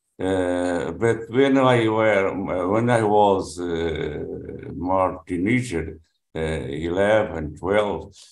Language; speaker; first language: English; non-native, learner; Portuguese